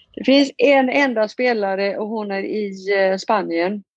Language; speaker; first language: Swedish; native; Swedish